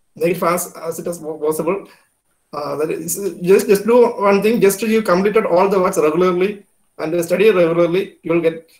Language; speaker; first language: English; non-native, local second language; Malayalam